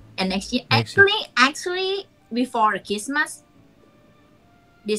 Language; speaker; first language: English; non-native, learner; Thai